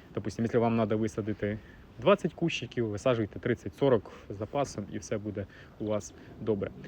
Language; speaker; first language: Ukrainian; non-native, local second language; Russian